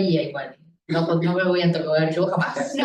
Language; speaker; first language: Spanish; native; Spanish